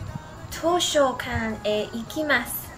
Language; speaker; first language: Japanese; non-native, learner; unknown